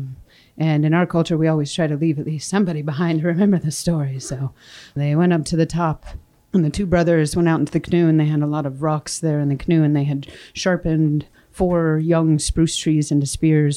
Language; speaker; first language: English; native; English